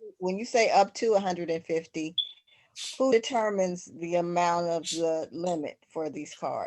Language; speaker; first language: English; native; English